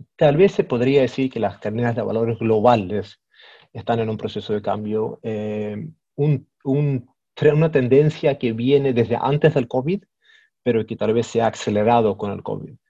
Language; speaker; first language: Spanish; early bilingual, heritage; Swedish